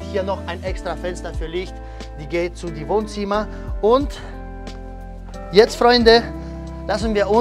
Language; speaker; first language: German; non-native, learner; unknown